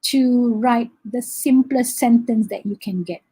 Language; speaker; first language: English; non-native, local second language; Malay